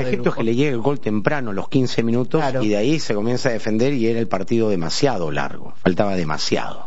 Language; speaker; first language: Spanish; native; Spanish